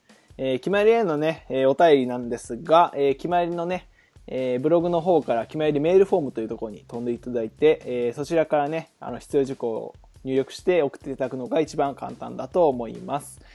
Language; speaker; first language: Japanese; native; Japanese